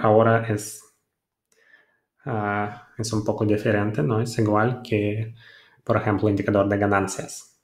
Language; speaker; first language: Spanish; non-native, fluent; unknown